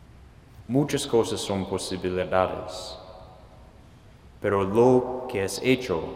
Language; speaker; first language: Spanish; non-native, fluent; English